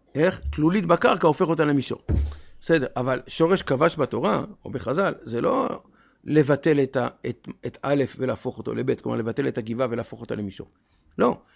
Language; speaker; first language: Hebrew; native; Hebrew